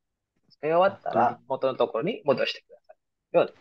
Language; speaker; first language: Japanese; non-native, fluent; Filipino